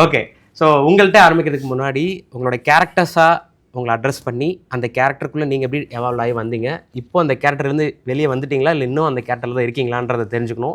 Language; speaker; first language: Tamil; native; Tamil